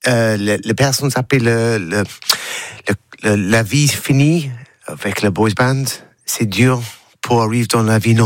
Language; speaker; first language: French; non-native, learner; English